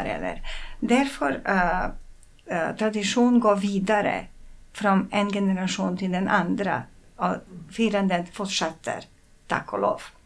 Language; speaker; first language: Swedish; non-native, fluent; Serbian